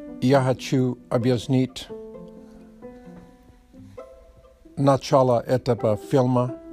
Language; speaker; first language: Russian; non-native, learner; Polish